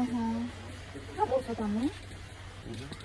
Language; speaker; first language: English; non-native, learner; Filipino